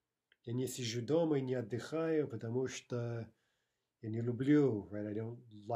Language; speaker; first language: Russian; non-native, fluent; English